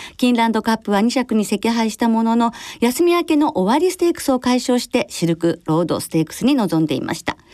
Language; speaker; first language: Japanese; native; Japanese